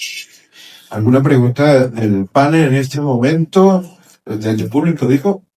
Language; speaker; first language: Spanish; native; Spanish